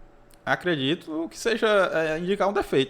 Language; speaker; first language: Portuguese; native; Portuguese